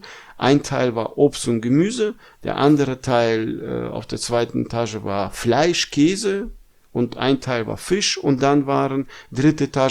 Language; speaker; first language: German; non-native, fluent; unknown